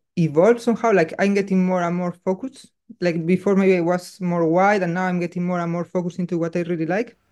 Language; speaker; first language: English; non-native, fluent; Spanish